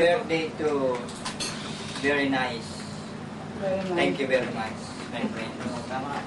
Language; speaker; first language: English; non-native, learner; Filipino